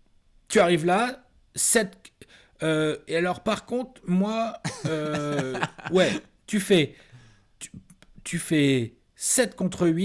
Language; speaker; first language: French; native; French